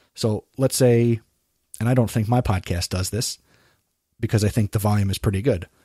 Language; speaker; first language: English; native; English